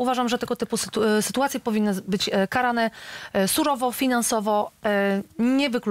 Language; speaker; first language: Polish; native; Polish